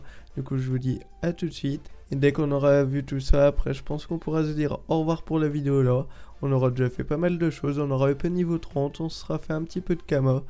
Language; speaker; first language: French; native; French